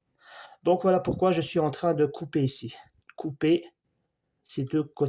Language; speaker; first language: French; native; French